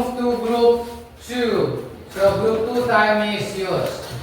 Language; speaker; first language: English; non-native, learner; Indonesian